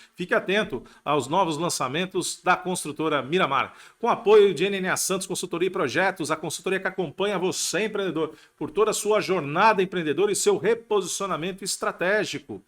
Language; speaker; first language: Portuguese; native; Portuguese